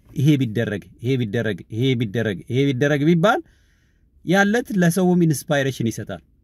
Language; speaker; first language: Amharic; native; Amharic